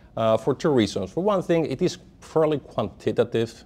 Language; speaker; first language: English; non-native, fluent; Spanish